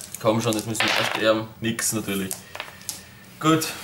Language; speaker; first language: German; native; German